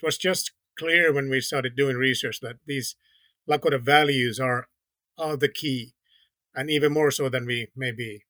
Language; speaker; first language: English; non-native, fluent; Finnish